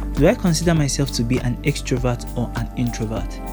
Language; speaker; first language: English; non-native, local second language; Yoruba